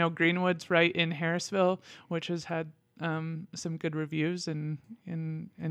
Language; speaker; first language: English; native; English